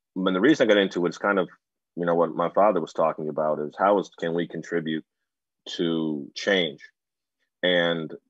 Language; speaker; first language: English; native; English